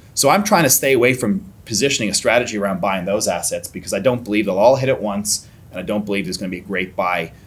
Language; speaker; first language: English; native; English